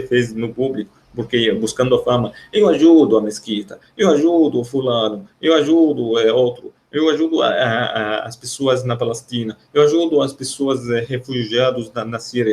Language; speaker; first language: Portuguese; non-native, fluent; Arabic